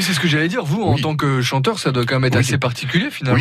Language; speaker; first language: French; native; French